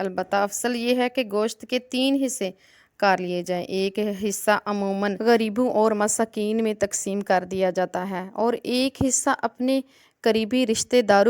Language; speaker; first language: Urdu; native; Urdu